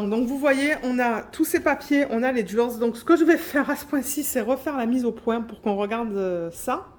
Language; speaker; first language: French; native; French